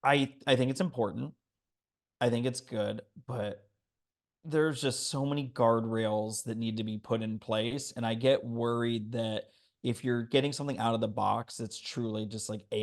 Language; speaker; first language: English; native; English